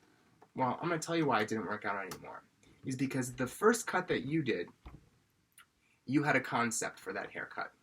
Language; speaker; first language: English; native; English